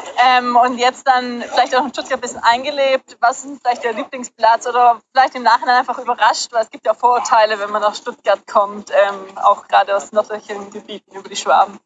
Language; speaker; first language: German; native; German